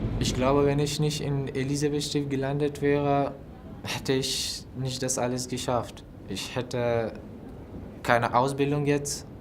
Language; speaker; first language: German; non-native, fluent; Pashto